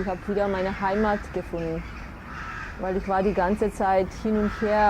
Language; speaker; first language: German; non-native, fluent; Macedonian